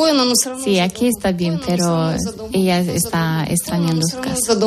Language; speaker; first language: Spanish; non-native, learner; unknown